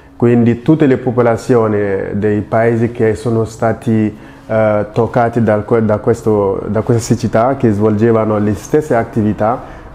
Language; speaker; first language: Italian; non-native, fluent; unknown